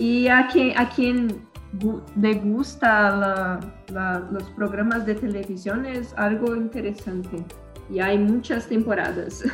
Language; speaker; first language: Spanish; non-native, learner; Portuguese